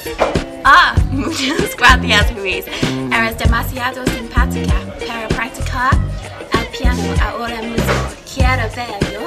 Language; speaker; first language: Spanish; non-native, learner; English